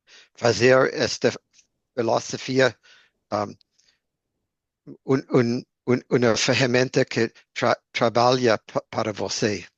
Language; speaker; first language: Portuguese; non-native, learner; English